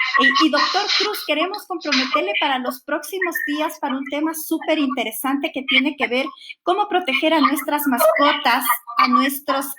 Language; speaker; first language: Spanish; native; Spanish